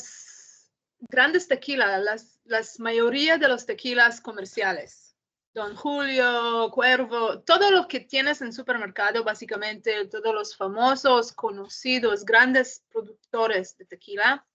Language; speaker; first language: Spanish; non-native, learner; English